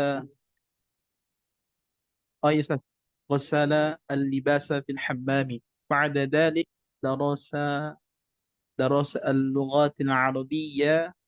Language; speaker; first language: Arabic; non-native, learner; Indonesian